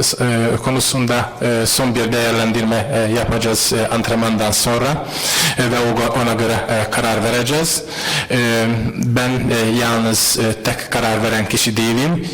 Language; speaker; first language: Turkish; non-native, fluent; Hungarian